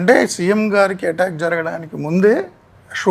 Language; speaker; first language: Telugu; native; Telugu